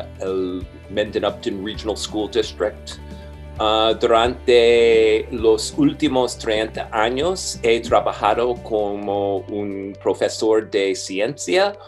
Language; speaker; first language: Spanish; non-native, fluent; English